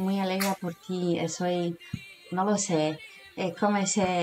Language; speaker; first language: Spanish; non-native, learner; Italian